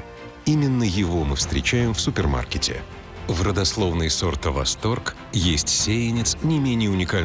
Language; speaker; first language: Russian; native; Russian